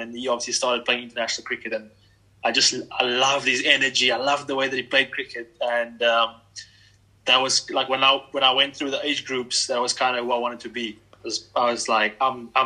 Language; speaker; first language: English; native; English